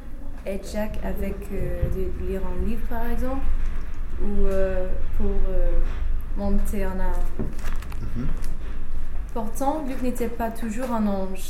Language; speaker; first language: French; non-native, learner; English